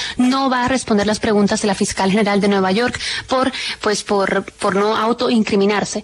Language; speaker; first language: Spanish; native; Spanish